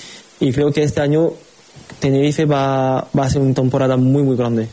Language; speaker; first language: Spanish; non-native, learner; French